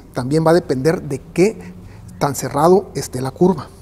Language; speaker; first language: Spanish; native; Spanish